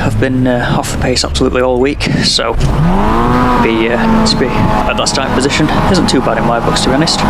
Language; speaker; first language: English; native; English